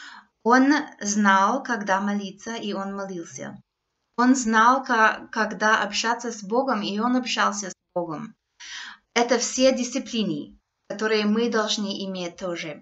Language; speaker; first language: Russian; non-native, fluent; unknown